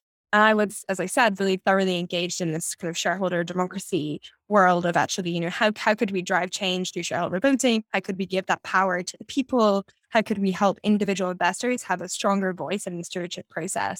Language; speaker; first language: English; native; English